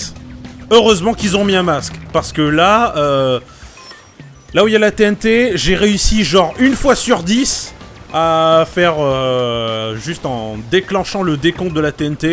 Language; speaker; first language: French; native; French